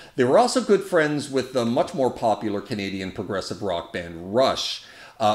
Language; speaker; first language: English; native; English